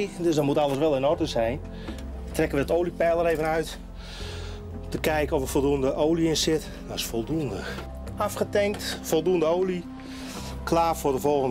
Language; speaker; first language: Dutch; native; Dutch